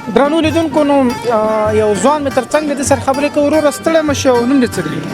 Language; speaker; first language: Pashto; native; Pashto